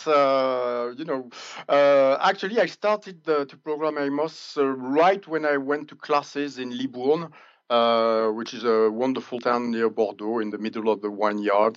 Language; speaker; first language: English; non-native, fluent; French